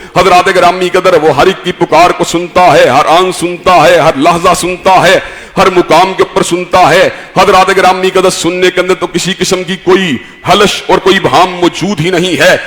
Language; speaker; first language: Urdu; non-native, local second language; Punjabi